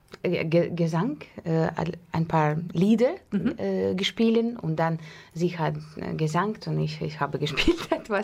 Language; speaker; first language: German; non-native, fluent; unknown